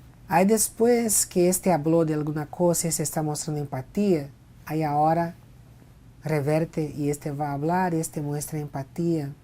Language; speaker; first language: Spanish; non-native, fluent; Portuguese